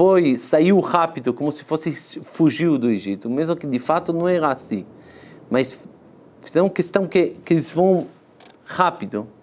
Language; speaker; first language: Portuguese; non-native, fluent; Hebrew